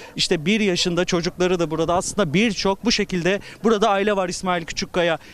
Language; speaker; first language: Turkish; native; Turkish